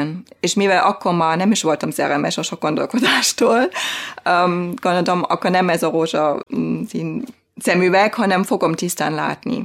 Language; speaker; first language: Hungarian; non-native, fluent; German